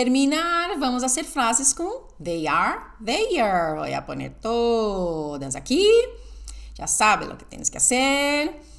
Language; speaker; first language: Spanish; non-native, fluent; Portuguese